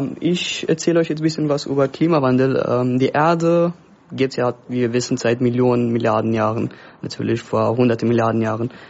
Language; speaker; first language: German; non-native, fluent; Persian